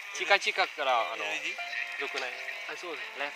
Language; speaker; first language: Japanese; non-native, learner; Vietnamese